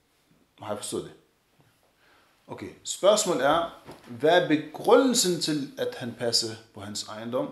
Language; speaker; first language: Danish; early bilingual, other home language; Arabic